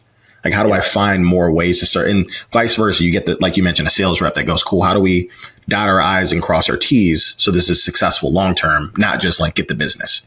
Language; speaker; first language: English; native; English